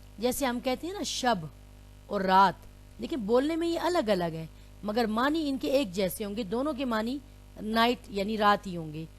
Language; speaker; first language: Urdu; non-native, local second language; Pashto